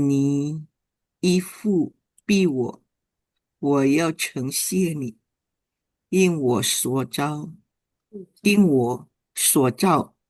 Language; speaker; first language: Chinese; non-native, fluent; Indonesian